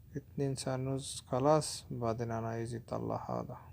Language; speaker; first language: Arabic; non-native, learner; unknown